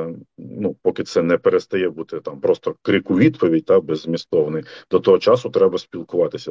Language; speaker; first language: Ukrainian; native; Ukrainian